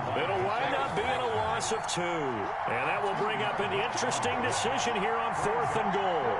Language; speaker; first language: English; native; English